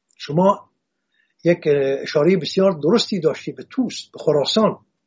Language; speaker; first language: Persian; non-native, local second language; Assyrian Neo-Aramaic